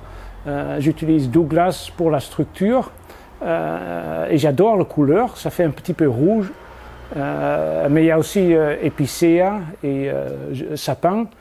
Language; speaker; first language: French; non-native, fluent; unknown